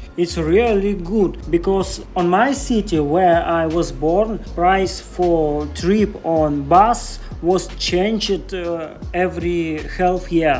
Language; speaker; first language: English; non-native, learner; Russian